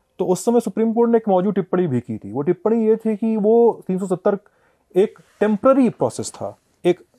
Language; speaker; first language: Hindi; native; Hindi